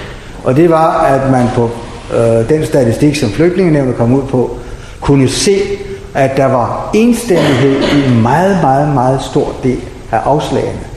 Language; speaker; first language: Danish; native; Danish